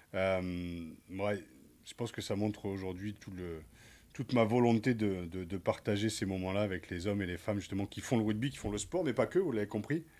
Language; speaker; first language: French; native; French